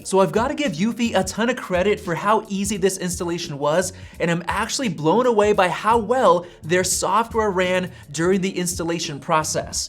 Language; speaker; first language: English; native; English